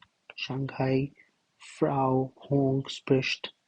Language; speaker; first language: German; non-native, learner; Hindi